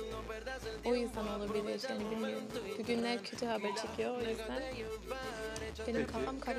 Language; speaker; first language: Turkish; non-native, learner; English